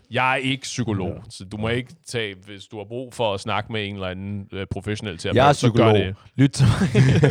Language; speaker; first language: Danish; non-native, fluent; Chinese